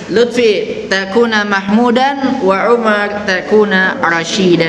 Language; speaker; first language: Arabic; non-native, fluent; Indonesian